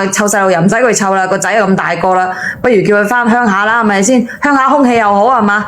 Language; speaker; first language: Cantonese; native; Cantonese